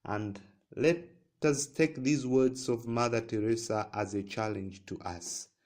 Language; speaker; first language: English; non-native, local second language; Swahili